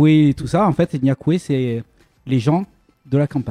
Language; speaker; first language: French; native; French